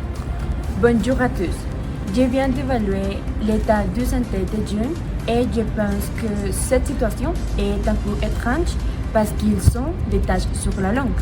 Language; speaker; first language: French; non-native, learner; Spanish